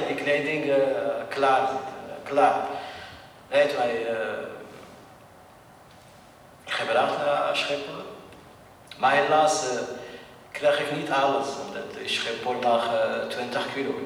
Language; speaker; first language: Dutch; non-native, learner; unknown